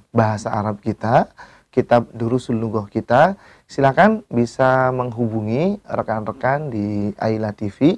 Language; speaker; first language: Indonesian; native; Indonesian